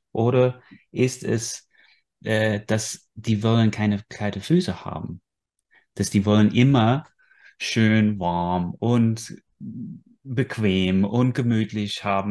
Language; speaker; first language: German; non-native, fluent; English